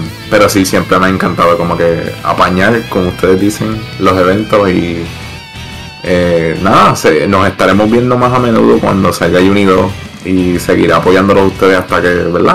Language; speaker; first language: Spanish; native; Spanish